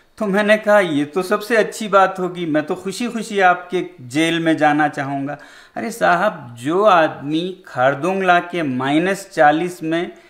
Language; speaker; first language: Hindi; non-native, local second language; Ladakhi